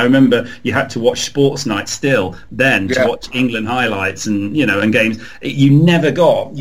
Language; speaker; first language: English; native; English